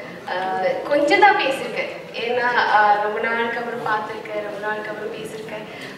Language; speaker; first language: Tamil; non-native, fluent; Malayalam